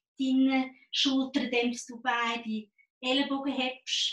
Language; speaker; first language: German; native; German